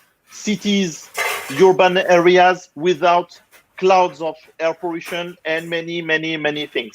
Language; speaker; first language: English; non-native, fluent; French